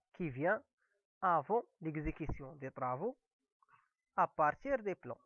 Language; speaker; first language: French; non-native, local second language; Arabic